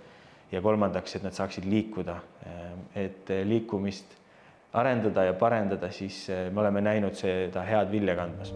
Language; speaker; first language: Estonian; native; Estonian